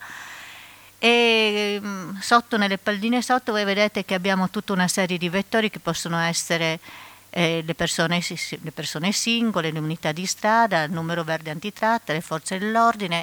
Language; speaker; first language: Italian; native; Italian